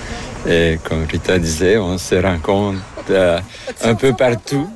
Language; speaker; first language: French; native; French